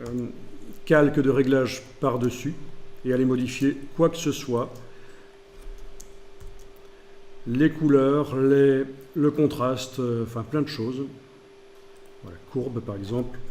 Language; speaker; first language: French; native; French